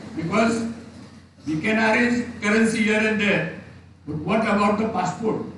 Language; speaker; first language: English; non-native, local second language; Marathi